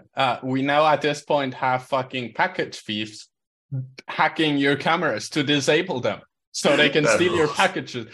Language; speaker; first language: English; non-native, fluent; Swiss German